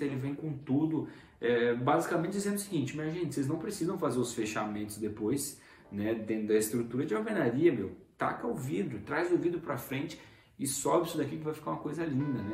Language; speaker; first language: Portuguese; native; Portuguese